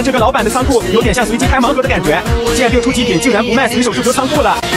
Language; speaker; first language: Chinese; native; Chinese